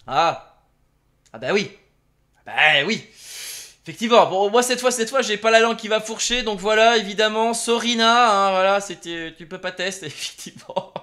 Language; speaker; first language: French; native; French